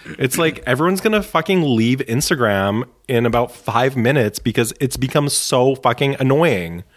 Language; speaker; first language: English; native; English